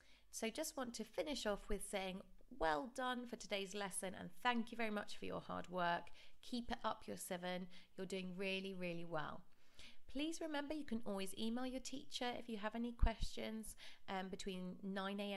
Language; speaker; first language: English; native; English